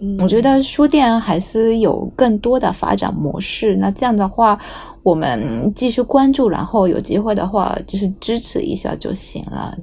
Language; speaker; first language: Chinese; non-native, fluent; Japanese